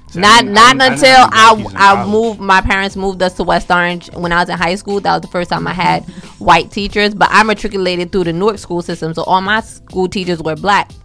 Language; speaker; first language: English; early bilingual, other home language; Haitian Creole